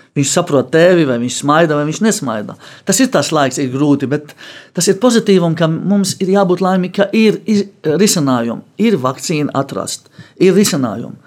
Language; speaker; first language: Latvian; non-native, fluent; Arabic